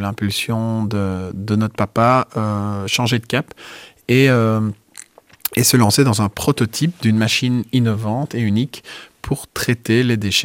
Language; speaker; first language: French; native; French